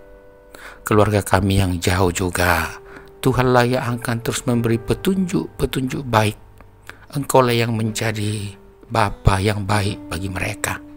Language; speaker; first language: Indonesian; native; Indonesian